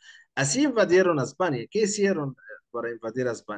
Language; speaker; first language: Spanish; non-native, fluent; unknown